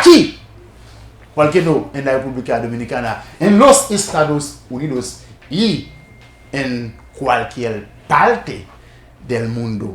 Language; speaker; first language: Spanish; non-native, fluent; Haitian Creole